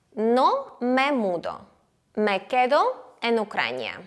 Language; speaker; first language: Spanish; non-native, fluent; Ukrainian